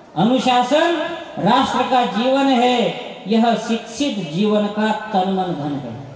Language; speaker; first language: Hindi; non-native, local second language; Marathi